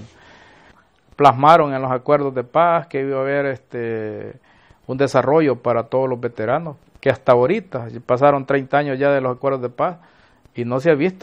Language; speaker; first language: Spanish; native; Spanish